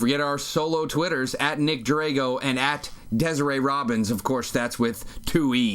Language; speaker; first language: English; native; English